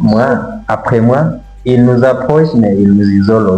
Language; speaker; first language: French; non-native, learner; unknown